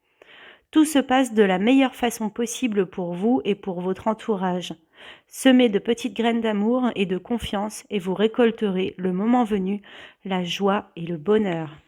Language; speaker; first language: French; native; French